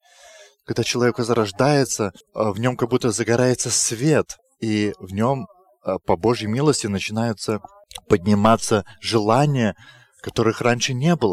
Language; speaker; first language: Russian; non-native, fluent; Lithuanian